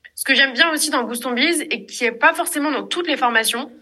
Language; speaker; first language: French; native; French